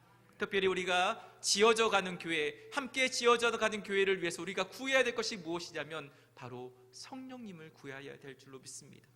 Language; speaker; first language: Korean; native; Korean